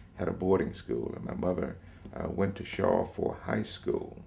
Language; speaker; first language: English; native; English